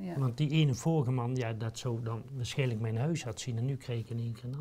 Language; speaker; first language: Dutch; native; Dutch